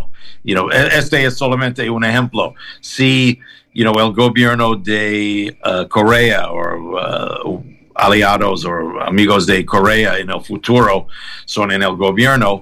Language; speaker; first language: Spanish; non-native, learner; English